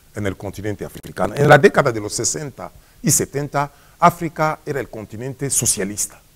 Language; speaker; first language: Spanish; non-native, fluent; Swahili